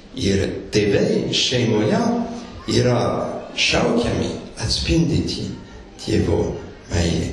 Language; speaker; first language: Lithuanian; non-native, fluent; French